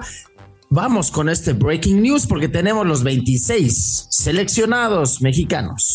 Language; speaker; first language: Spanish; native; Spanish